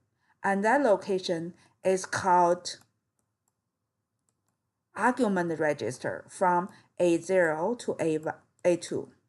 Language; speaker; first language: English; non-native, fluent; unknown